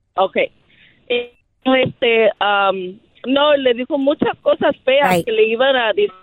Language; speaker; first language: Spanish; early bilingual, heritage; Spanish